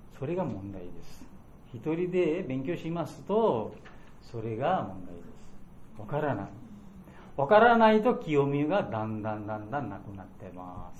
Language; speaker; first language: Japanese; non-native, learner; Bangla